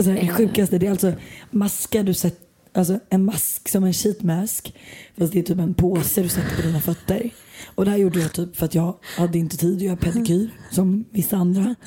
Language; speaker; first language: Swedish; native; Swedish